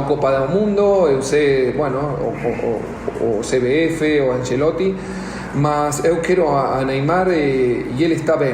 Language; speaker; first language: Portuguese; non-native, learner; Spanish